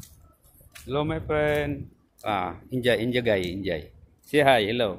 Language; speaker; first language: English; non-native, local second language; Filipino